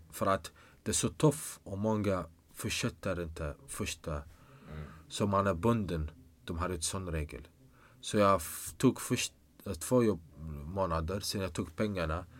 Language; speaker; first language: Swedish; non-native, fluent; Arabic